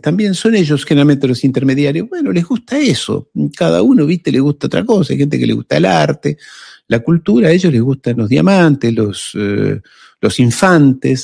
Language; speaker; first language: Spanish; native; Spanish